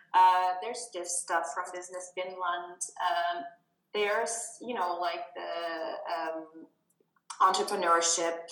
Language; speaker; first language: English; non-native, fluent; German